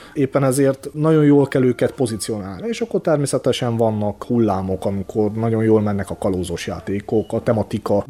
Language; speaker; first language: Hungarian; native; Hungarian